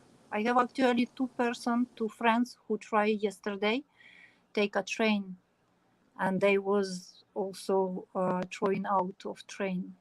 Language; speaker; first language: English; non-native, learner; Ukrainian